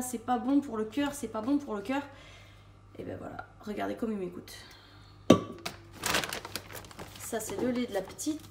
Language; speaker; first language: French; native; French